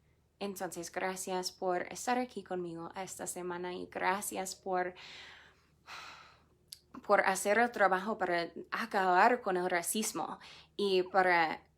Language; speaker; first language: Spanish; non-native, fluent; English